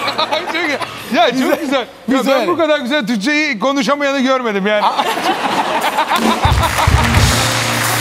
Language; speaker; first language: Turkish; native; Turkish